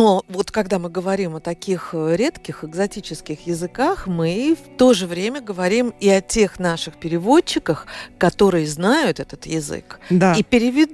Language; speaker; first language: Russian; native; Russian